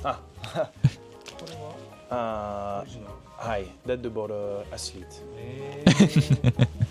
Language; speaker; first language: Japanese; non-native, learner; English